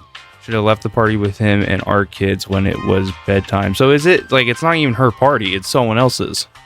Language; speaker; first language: English; native; English